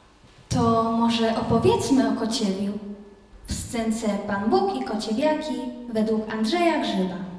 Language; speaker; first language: Polish; native; Polish